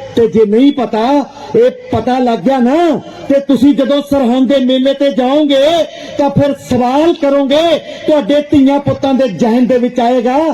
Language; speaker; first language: Punjabi; non-native, local second language; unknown